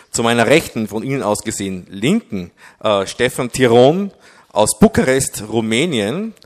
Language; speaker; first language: German; native; German